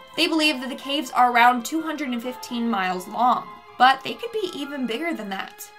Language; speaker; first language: English; native; English